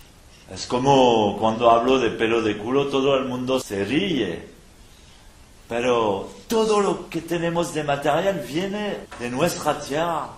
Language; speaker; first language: Spanish; non-native, fluent; French